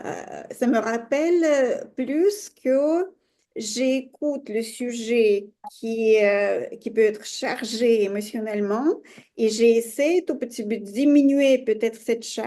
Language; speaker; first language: French; non-native, fluent; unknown